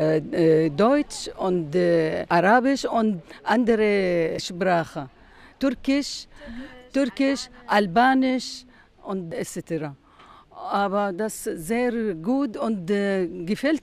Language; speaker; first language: German; non-native, learner; Arabic